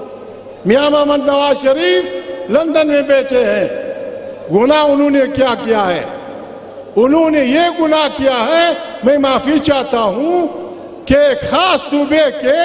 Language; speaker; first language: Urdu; non-native, local second language; Pashto